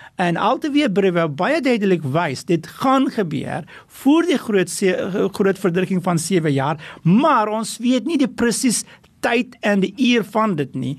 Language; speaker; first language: Afrikaans; non-native, fluent; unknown